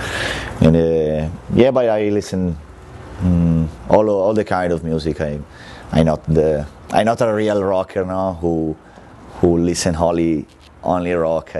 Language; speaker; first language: English; non-native, learner; Italian